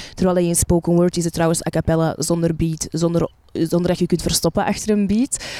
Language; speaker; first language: Dutch; early bilingual, other home language; Arabic